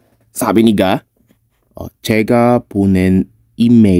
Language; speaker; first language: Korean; non-native, fluent; Filipino